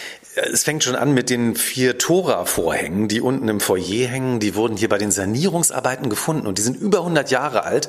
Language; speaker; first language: German; native; German